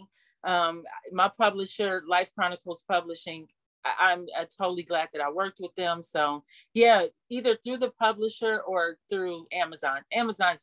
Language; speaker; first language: English; native; English